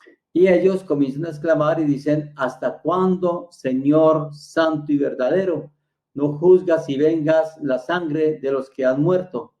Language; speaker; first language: Spanish; native; Spanish